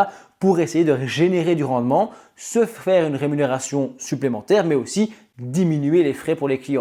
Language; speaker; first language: French; native; French